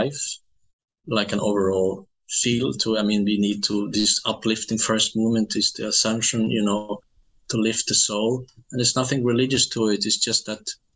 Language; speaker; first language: English; non-native, fluent; Swedish